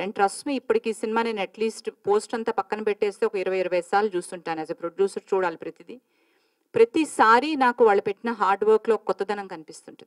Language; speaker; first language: Telugu; native; Telugu